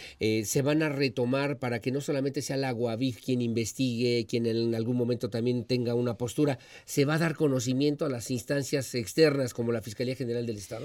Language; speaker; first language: Spanish; native; Spanish